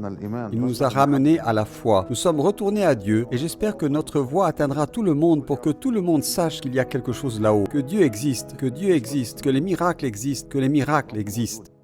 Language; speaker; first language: French; native; French